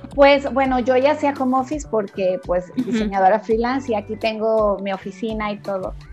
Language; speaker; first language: Spanish; native; Spanish